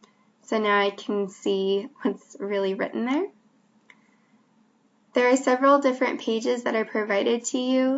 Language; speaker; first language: English; native; English